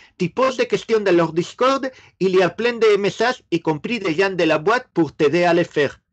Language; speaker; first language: French; non-native, fluent; Spanish